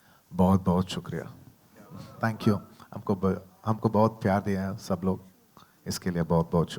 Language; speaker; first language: Hindi; non-native, local second language; Telugu